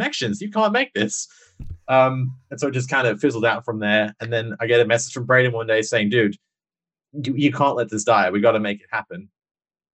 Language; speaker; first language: English; native; English